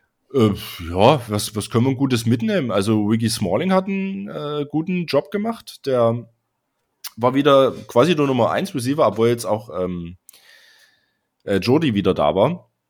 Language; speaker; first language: German; native; German